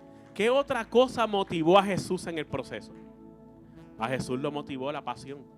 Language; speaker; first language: Spanish; native; Spanish